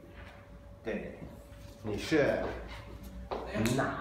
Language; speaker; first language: Chinese; non-native, fluent; Azerbaijani